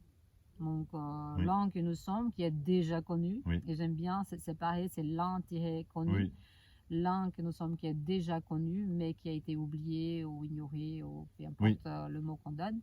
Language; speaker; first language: French; native; French